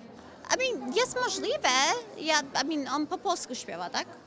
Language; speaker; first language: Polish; early bilingual, heritage; Polish